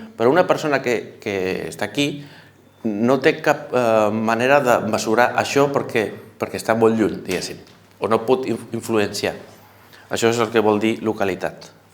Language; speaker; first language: Catalan; non-native, local second language; Spanish